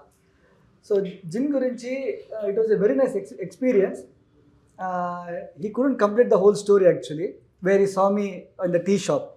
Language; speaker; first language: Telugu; non-native, learner; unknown